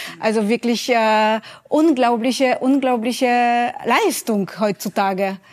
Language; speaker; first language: German; non-native, fluent; Polish